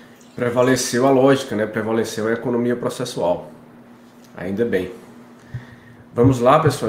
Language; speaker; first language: Portuguese; native; Portuguese